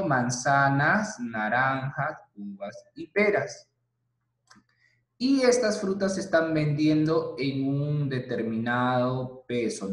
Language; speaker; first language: Spanish; native; Spanish